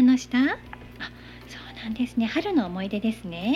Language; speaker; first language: Japanese; native; Japanese